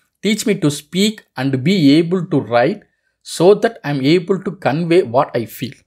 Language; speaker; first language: English; non-native, local second language; Tamil